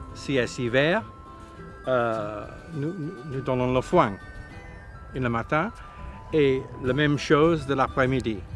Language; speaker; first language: French; non-native, learner; English